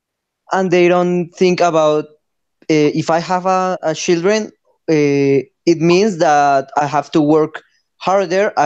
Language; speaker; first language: English; non-native, learner; Spanish